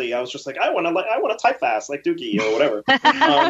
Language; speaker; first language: English; early bilingual, other home language; Spanish